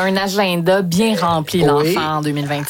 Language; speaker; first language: French; native; French